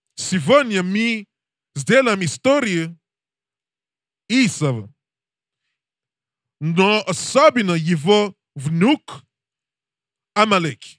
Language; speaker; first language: Russian; non-native, learner; English